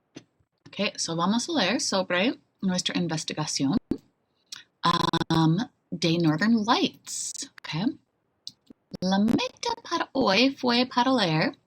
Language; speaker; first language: Spanish; non-native, fluent; English